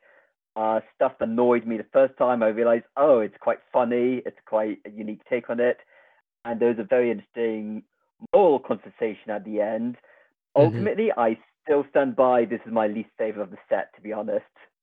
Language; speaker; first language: English; native; English